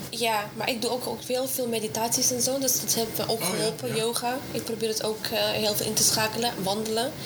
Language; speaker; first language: Dutch; non-native, fluent; Russian